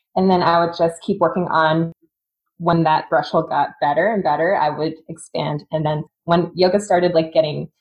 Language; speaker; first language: English; native; English